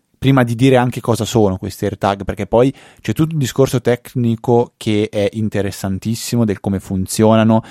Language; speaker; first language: Italian; native; Italian